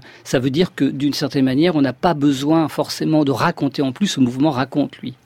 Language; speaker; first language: French; native; French